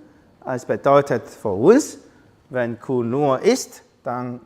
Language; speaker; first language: German; non-native, learner; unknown